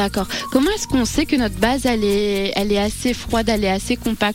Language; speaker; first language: French; native; French